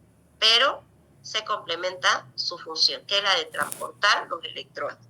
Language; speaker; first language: Spanish; native; Spanish